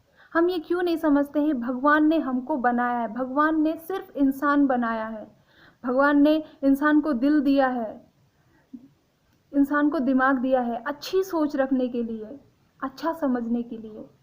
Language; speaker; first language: Hindi; non-native, local second language; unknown